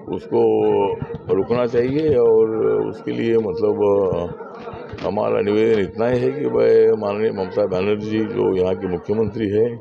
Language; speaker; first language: Hindi; non-native, local second language; Marathi